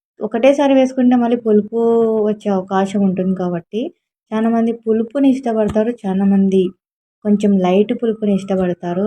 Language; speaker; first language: Telugu; non-native, local second language; Urdu